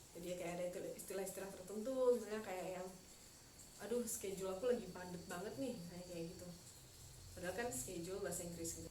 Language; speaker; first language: Indonesian; native; Indonesian